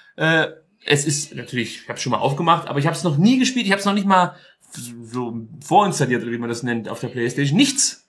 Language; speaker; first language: German; native; German